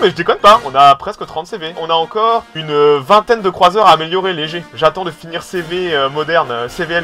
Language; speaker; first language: French; native; French